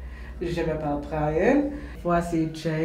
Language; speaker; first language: French; non-native, learner; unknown